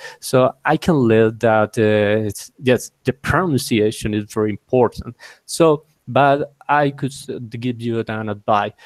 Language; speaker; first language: English; non-native, learner; Spanish